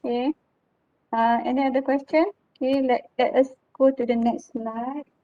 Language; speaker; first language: English; non-native, local second language; Malay